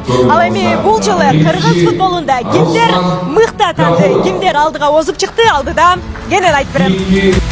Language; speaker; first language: Kyrgyz; native; Kyrgyz